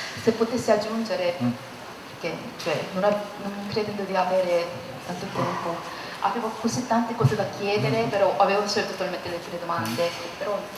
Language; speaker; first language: Italian; non-native, fluent; Korean